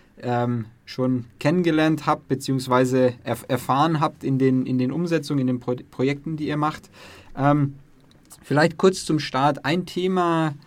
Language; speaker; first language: German; native; German